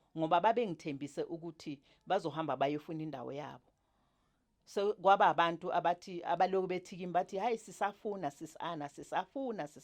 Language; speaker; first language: Zulu; native; Zulu